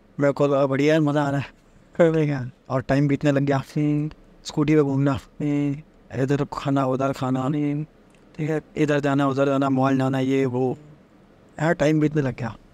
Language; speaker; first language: Hindi; native; Hindi